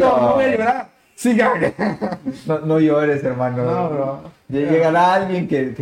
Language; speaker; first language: Spanish; native; Spanish